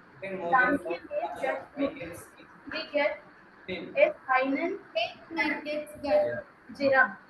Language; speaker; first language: German; non-native, learner; Telugu